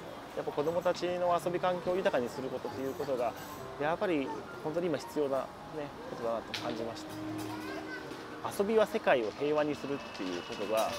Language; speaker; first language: Japanese; native; Japanese